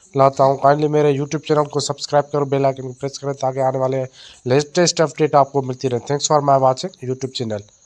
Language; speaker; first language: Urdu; non-native, local second language; Sindhi